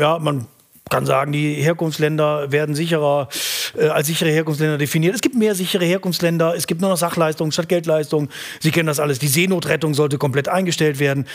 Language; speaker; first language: German; native; German